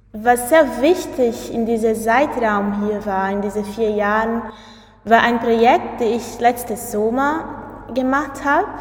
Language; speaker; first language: German; non-native, fluent; Portuguese